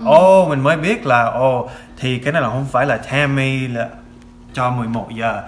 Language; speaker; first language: Vietnamese; non-native, fluent; English